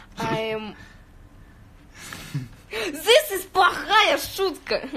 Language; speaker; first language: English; non-native, learner; Russian